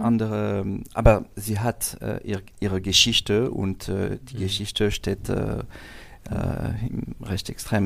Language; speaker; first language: German; non-native, learner; French